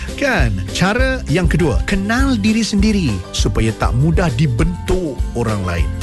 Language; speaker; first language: Malay; native; Malay